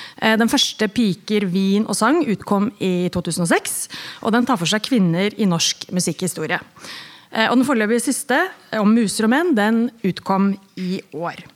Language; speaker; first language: Norwegian; native; Norwegian